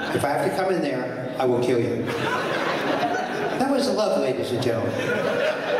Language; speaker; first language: English; native; English